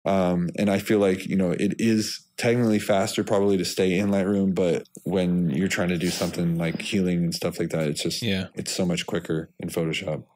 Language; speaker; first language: English; native; English